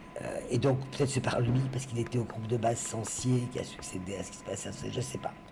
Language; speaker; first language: French; native; French